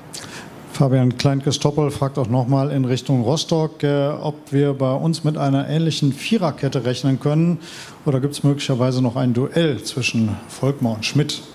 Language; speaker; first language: German; native; German